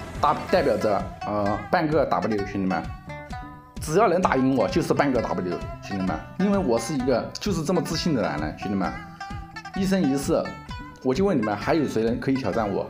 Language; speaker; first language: Chinese; native; Chinese